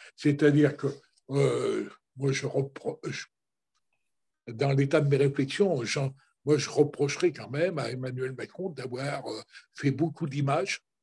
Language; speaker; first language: French; native; French